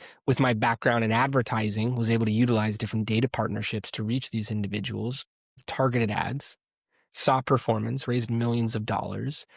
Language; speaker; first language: English; native; English